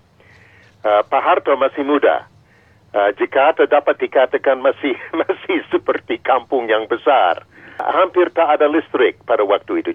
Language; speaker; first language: Indonesian; non-native, fluent; English